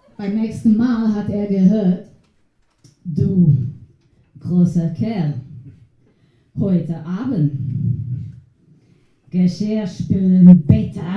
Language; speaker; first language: German; non-native, learner; Portuguese